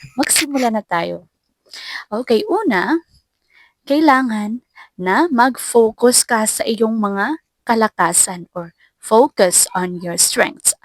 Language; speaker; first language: Filipino; non-native, local second language; Cebuano